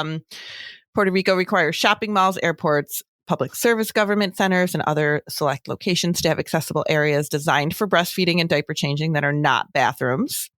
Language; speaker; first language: English; native; English